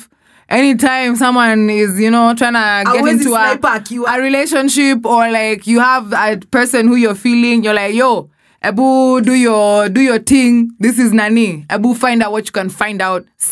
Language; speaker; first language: English; non-native, local second language; Swahili